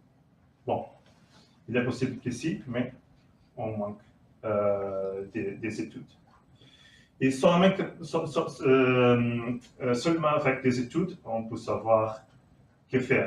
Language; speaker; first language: French; non-native, learner; Portuguese